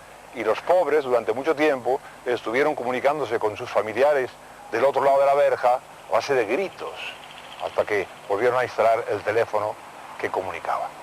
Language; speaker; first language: Spanish; native; Spanish